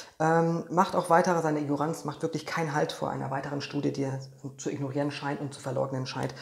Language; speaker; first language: German; non-native, fluent; Polish